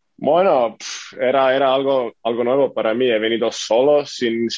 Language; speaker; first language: Spanish; non-native, fluent; Estonian